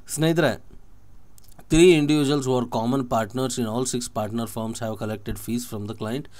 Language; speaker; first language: English; non-native, local second language; Kannada